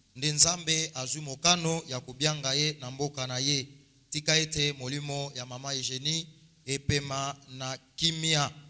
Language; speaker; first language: Lingala; native; Lingala